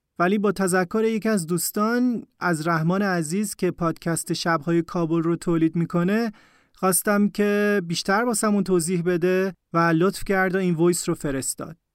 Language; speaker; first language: Persian; native; Persian